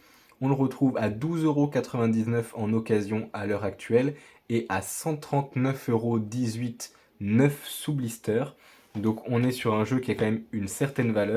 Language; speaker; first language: French; native; French